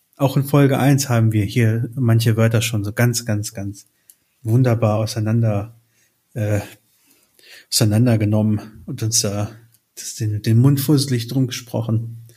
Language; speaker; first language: German; early bilingual, other home language; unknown